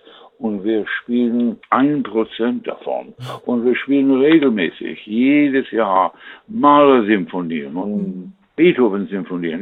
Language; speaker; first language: German; non-native, fluent; English